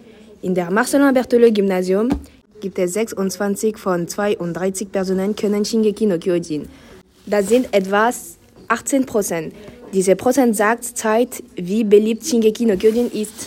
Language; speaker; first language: German; non-native, learner; French